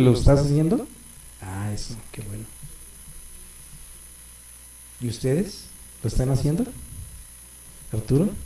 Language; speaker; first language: Spanish; native; Spanish